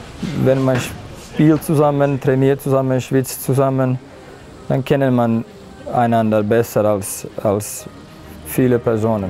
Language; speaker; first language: German; non-native, fluent; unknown